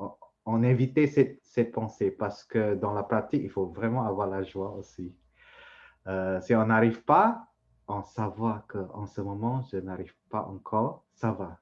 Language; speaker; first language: French; non-native, fluent; Vietnamese